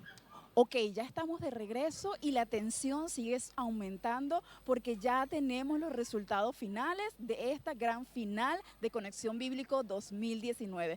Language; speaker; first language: Spanish; native; Spanish